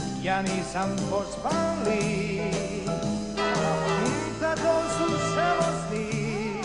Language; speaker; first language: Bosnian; non-native, fluent; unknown